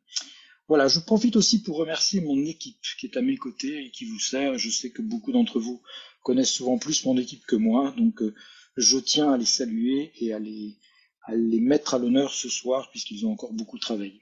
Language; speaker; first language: French; native; French